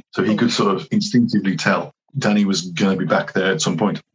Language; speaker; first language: English; native; English